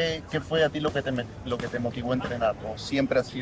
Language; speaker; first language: Spanish; native; Spanish